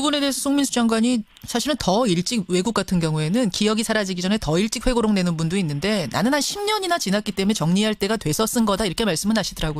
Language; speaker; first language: Korean; native; Korean